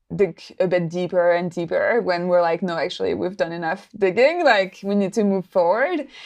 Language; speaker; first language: English; non-native, fluent; French